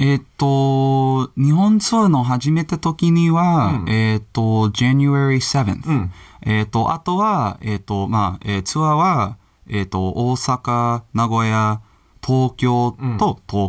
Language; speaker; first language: Japanese; non-native, learner; English